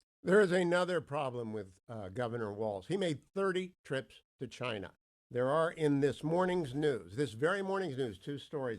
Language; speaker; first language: English; native; English